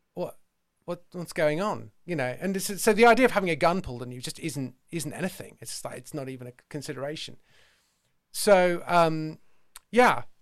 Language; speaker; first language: English; native; English